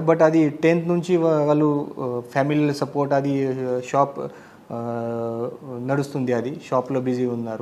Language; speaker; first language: Telugu; non-native, fluent; Marathi